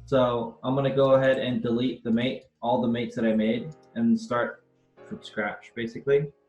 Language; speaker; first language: English; native; English